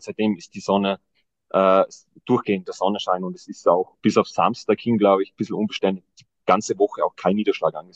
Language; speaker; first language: German; native; German